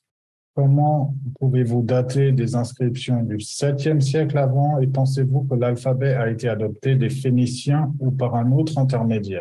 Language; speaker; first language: French; native; French